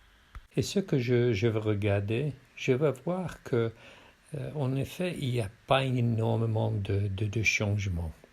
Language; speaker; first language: French; non-native, fluent; English